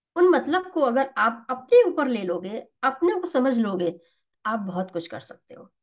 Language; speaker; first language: Hindi; native; Hindi